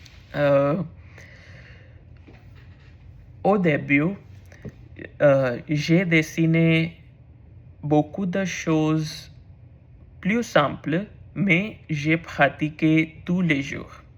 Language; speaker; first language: French; non-native, learner; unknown